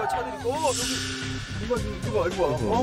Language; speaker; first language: Korean; native; Korean